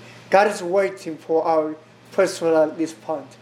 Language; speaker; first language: English; non-native, learner; Korean